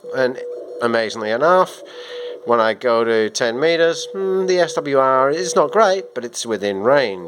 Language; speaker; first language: English; native; English